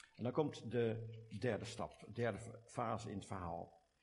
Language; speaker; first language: Dutch; native; Dutch